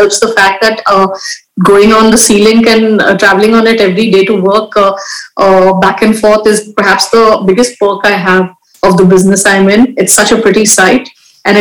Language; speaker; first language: English; non-native, local second language; Hindi